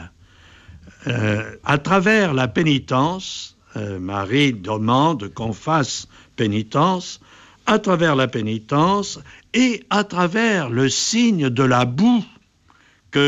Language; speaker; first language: French; native; French